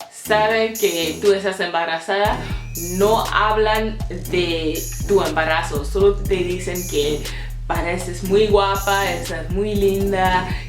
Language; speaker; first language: Spanish; non-native, fluent; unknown